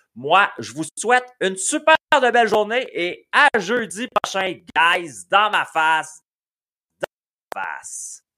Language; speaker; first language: French; native; French